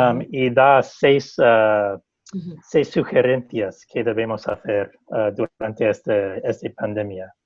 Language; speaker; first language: Spanish; non-native, fluent; English